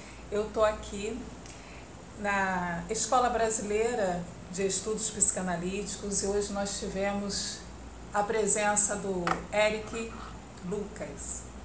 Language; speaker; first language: Portuguese; native; Portuguese